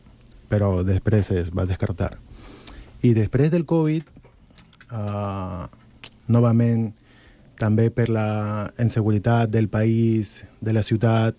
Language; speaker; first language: Catalan; non-native, learner; Spanish